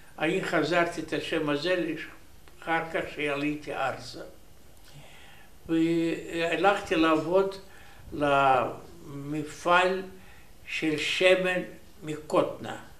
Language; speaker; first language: Hebrew; non-native, learner; Romanian